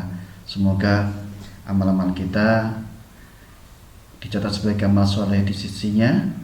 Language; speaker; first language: Indonesian; native; Indonesian